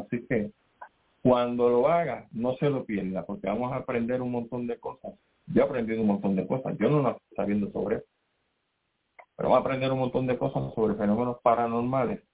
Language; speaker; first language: Spanish; native; Spanish